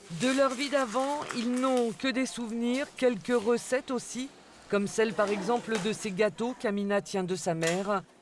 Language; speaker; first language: French; native; French